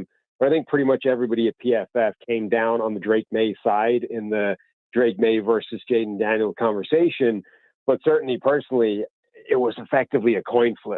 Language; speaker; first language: English; native; English